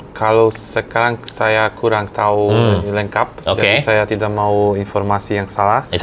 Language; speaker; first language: Indonesian; non-native, fluent; Polish